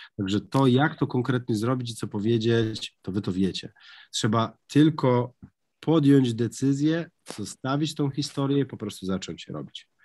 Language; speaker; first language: Polish; native; Polish